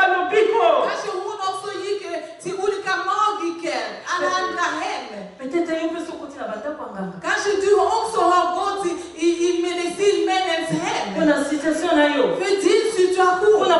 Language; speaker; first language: Swedish; non-native, fluent; Lingala